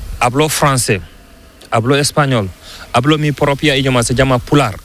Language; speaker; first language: Spanish; non-native, learner; Fula